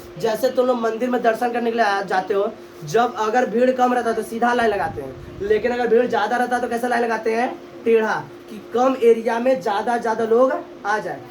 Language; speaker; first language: Hindi; native; Hindi